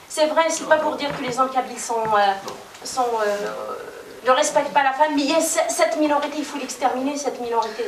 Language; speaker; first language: French; non-native, local second language; Kabyle